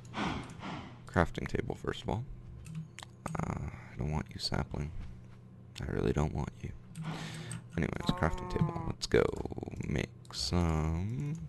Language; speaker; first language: English; native; English